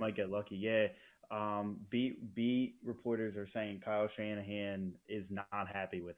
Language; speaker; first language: English; native; English